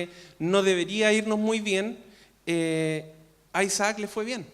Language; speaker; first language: Spanish; native; Spanish